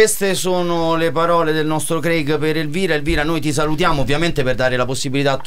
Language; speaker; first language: Italian; native; Italian